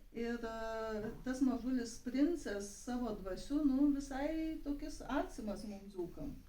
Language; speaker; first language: Lithuanian; native; Lithuanian